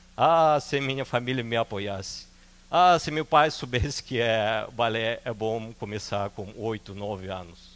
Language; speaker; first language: Portuguese; non-native, fluent; Russian